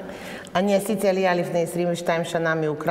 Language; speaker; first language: Hebrew; non-native, fluent; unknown